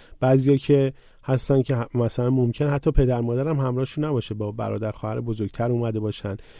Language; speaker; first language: Persian; native; Persian